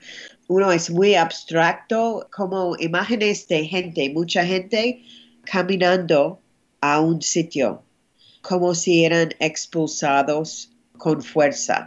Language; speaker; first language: Spanish; non-native, fluent; English